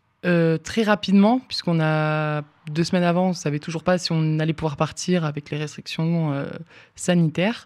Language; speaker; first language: French; native; French